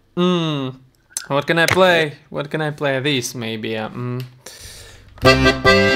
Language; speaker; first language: English; non-native, learner; Russian